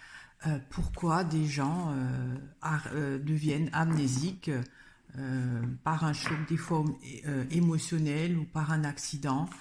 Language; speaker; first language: French; native; French